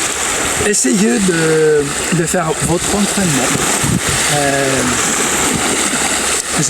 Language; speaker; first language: French; non-native, fluent; Greek